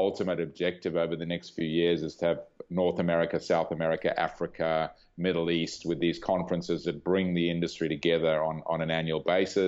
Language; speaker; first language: English; native; English